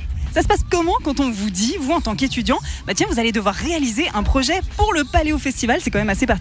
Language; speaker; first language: French; native; French